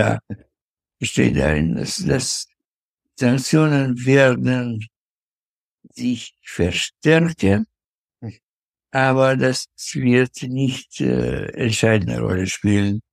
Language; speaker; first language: German; non-native, fluent; Russian